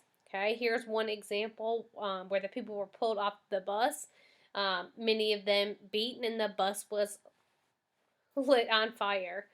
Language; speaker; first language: English; native; English